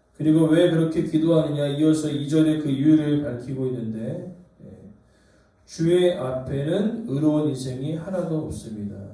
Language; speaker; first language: Korean; native; Korean